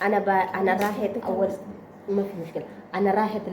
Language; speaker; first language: Arabic; non-native, learner; Oromo